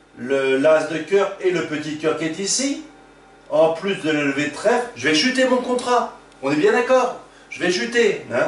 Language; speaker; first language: French; native; French